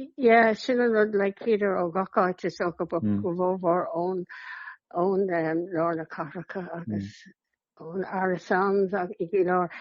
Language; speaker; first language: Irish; non-native, local second language; English